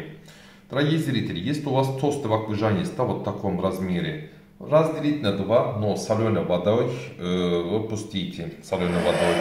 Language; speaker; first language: Russian; non-native, learner; Turkish